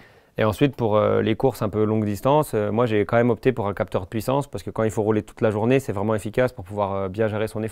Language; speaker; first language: French; native; French